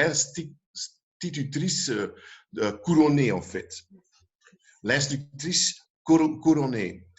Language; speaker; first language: French; non-native, local second language; Dutch